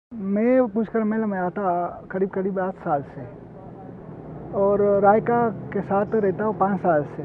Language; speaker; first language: Hindi; non-native, learner; Italian